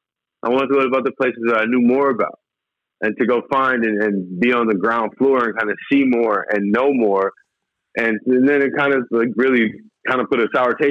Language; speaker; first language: English; native; English